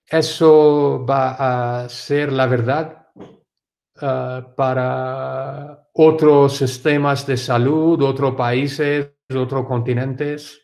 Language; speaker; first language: Spanish; non-native, learner; Urdu